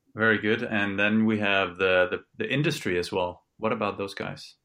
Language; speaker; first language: English; non-native, fluent; Italian